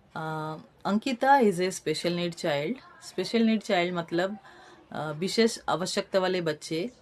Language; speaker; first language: Hindi; non-native, local second language; Bangla